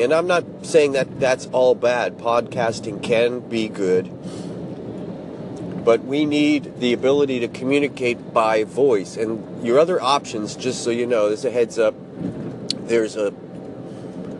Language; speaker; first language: English; native; English